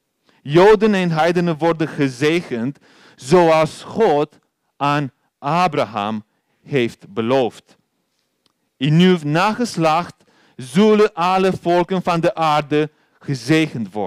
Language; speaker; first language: Dutch; non-native, learner; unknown